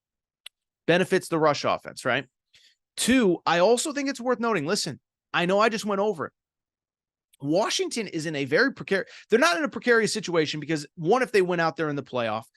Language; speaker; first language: English; native; English